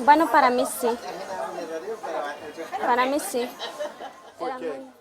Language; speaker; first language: Spanish; non-native, local second language; Tzotzil